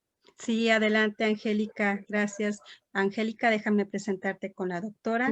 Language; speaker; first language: Spanish; native; Spanish